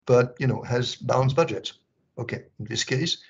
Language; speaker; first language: English; non-native, fluent; French